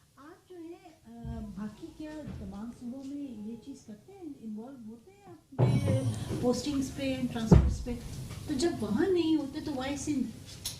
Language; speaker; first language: Urdu; native; Urdu